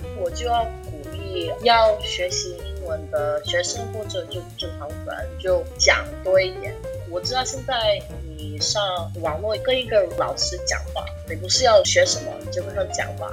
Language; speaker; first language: Chinese; early bilingual, heritage; English